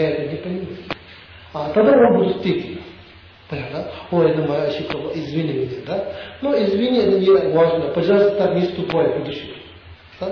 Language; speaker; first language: Russian; non-native, learner; Tibetan